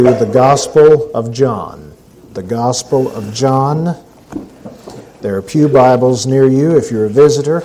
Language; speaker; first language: English; native; English